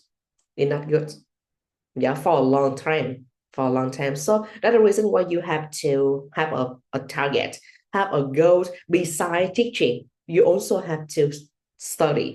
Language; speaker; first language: English; non-native, learner; Vietnamese